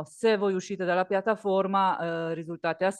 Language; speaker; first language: Italian; native; Italian